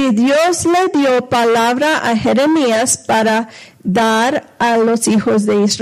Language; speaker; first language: Spanish; non-native, fluent; English